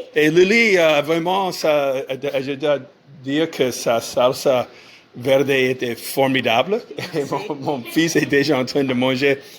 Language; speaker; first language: French; non-native, fluent; English